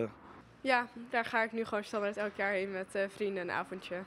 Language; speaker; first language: Dutch; native; Dutch